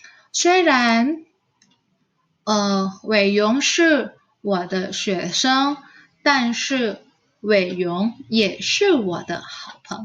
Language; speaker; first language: Chinese; non-native, fluent; Indonesian